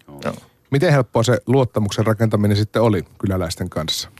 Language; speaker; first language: Finnish; native; Finnish